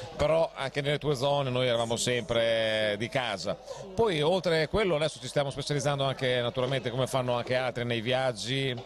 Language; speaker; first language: Italian; native; Italian